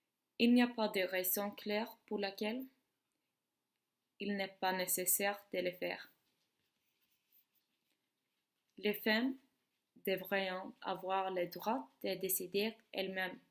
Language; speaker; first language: French; non-native, learner; Swedish